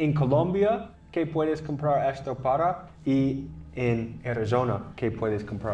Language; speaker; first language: Spanish; non-native, learner; English